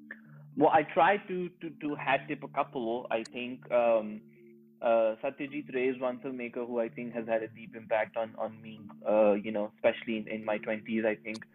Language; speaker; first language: English; non-native, local second language; Urdu